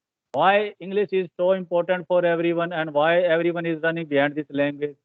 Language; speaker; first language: English; non-native, learner; Hindi